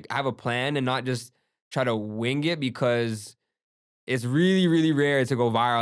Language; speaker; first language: English; early bilingual, other home language; Gujarati